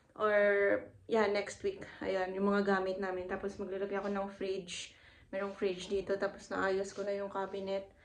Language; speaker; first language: Filipino; native; Filipino